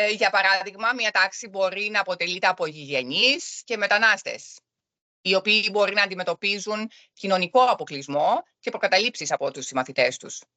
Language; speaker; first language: Greek; early bilingual, other home language; German